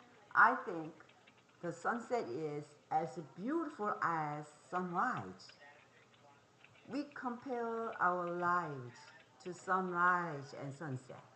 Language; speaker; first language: English; non-native, fluent; Korean